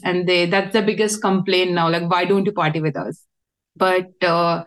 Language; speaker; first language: English; non-native, local second language; Hindi